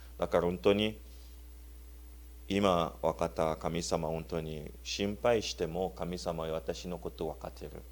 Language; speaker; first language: Japanese; non-native, learner; Luba-Lulua